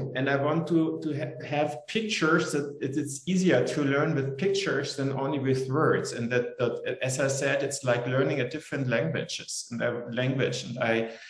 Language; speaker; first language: English; non-native, fluent; German